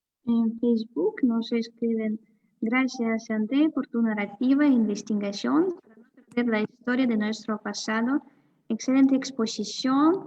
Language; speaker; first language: Spanish; non-native, fluent; Russian